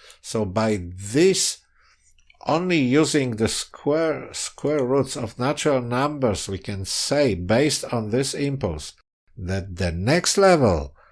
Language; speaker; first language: English; non-native, fluent; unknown